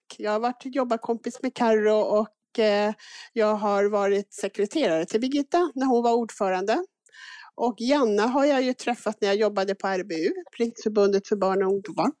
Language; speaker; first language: Swedish; native; Swedish